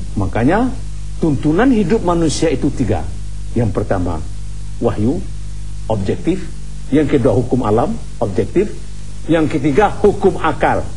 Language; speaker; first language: Indonesian; non-native, local second language; Minangkabau